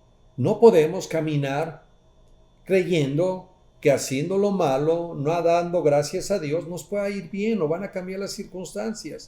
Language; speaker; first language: Spanish; native; Spanish